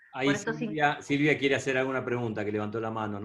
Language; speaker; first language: Spanish; native; Spanish